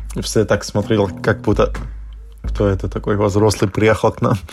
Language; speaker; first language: Russian; non-native, fluent; Arabic